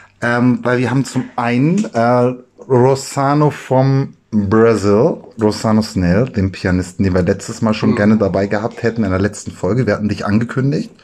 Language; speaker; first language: German; native; German